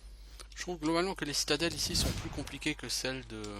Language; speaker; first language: French; native; French